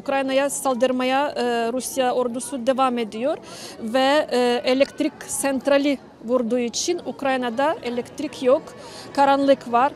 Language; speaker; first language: Turkish; non-native, learner; Ukrainian